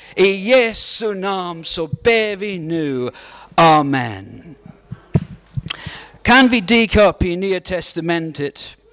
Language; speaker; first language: Swedish; non-native, learner; English